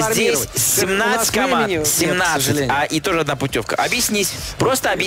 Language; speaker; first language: Russian; native; Russian